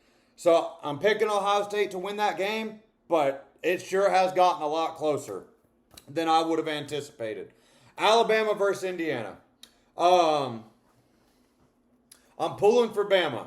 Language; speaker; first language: English; native; English